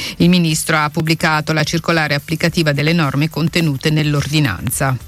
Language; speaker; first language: Italian; native; Italian